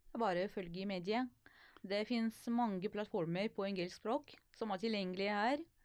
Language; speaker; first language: Norwegian; non-native, fluent; Ukrainian